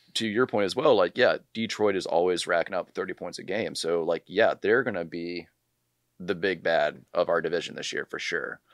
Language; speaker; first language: English; native; English